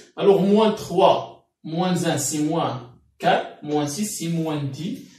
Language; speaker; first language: French; non-native, local second language; Arabic